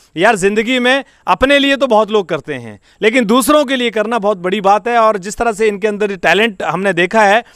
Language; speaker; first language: Hindi; native; Hindi